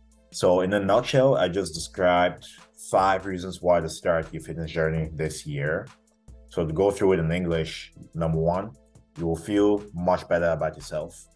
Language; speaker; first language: English; native; English